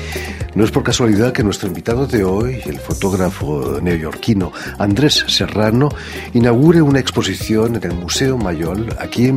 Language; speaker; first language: Spanish; native; Spanish